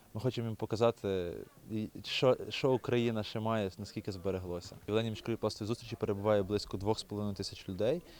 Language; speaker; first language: Ukrainian; native; Ukrainian